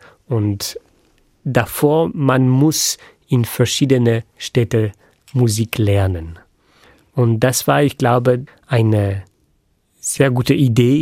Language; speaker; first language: German; non-native, fluent; French